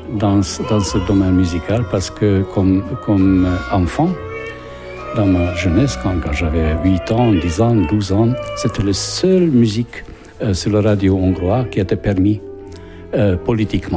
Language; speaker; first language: French; non-native, fluent; Hungarian